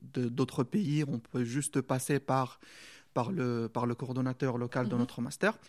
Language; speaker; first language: French; non-native, local second language; Arabic